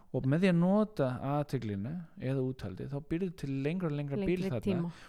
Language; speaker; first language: Icelandic; native; Icelandic